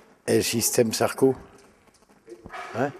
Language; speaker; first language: French; native; French